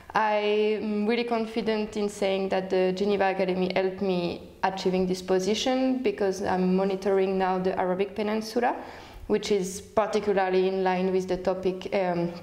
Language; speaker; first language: English; non-native, fluent; French